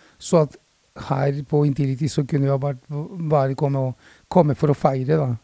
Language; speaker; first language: Norwegian; early bilingual, other home language; Spanish